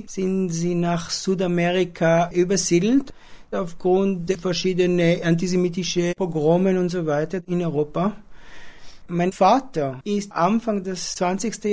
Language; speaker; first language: German; non-native, fluent; Hebrew